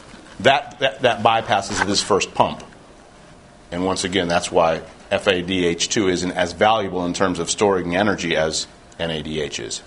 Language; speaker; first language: English; native; English